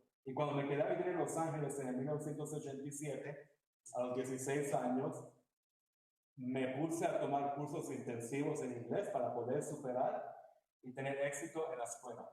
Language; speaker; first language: Spanish; early bilingual, heritage; Spanish